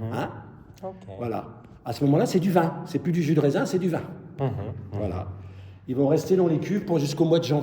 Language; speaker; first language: French; native; French